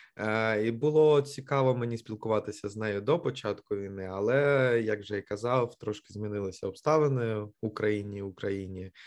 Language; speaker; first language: Ukrainian; native; Ukrainian